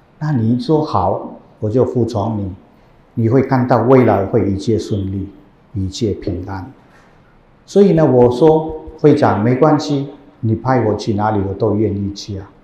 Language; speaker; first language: Chinese; non-native, fluent; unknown